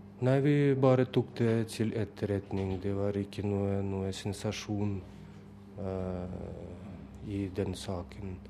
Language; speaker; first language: Norwegian; non-native, fluent; Russian